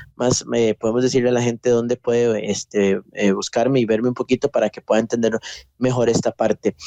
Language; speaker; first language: Spanish; native; Spanish